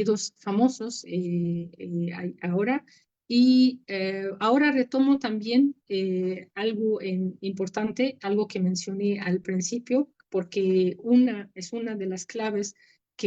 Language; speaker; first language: Spanish; non-native, fluent; Arabic